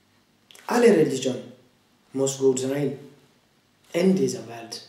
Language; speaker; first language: German; non-native, learner; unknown